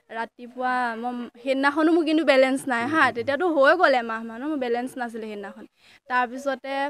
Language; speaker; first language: Assamese; native; Assamese